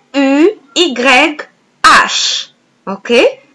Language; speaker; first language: French; non-native, fluent; Arabic